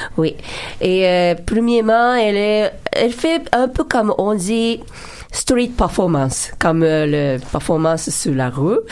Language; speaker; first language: French; non-native, learner; Japanese